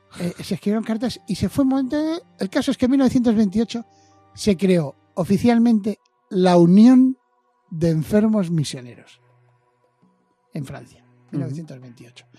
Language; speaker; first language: Spanish; native; Spanish